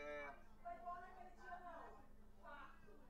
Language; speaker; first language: Portuguese; native; Portuguese